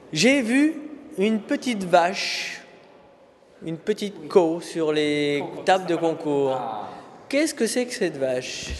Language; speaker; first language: French; native; French